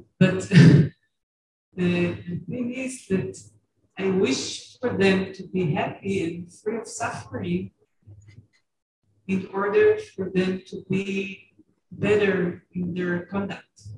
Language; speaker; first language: English; non-native, fluent; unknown